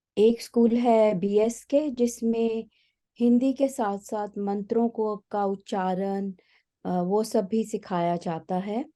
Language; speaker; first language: Hindi; native; Hindi